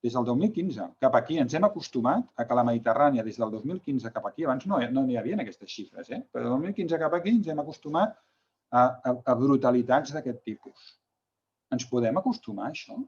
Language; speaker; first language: Catalan; native; Catalan